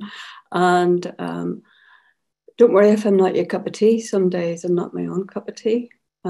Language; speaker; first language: English; native; English